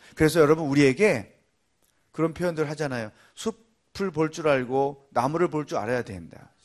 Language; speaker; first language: Korean; native; Korean